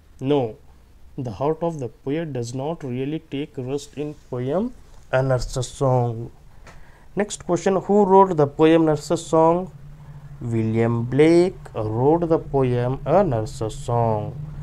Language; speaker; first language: English; non-native, local second language; Urdu